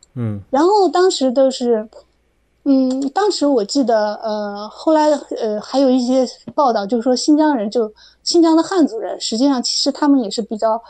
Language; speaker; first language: Chinese; native; Chinese